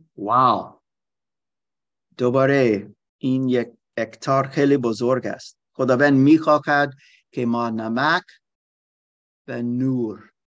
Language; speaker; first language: Persian; non-native, learner; German